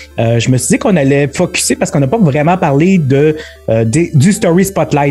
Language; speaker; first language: French; native; French